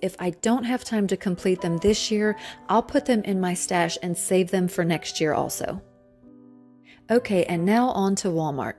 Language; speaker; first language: English; native; English